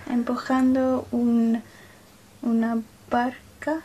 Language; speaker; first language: Spanish; non-native, learner; English